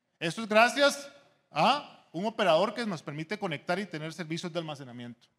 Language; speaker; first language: Spanish; native; Spanish